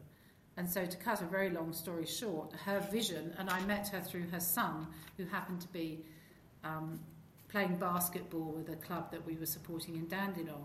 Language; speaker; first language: English; native; English